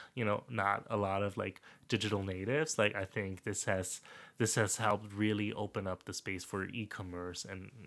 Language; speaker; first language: English; non-native, fluent; German